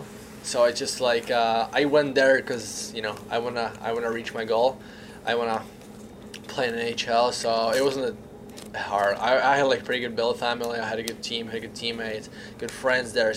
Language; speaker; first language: English; non-native, learner; Czech